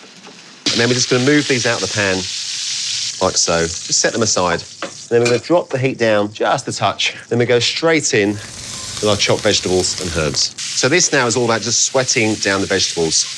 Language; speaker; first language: English; native; English